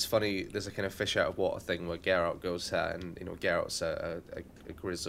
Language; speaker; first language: English; native; English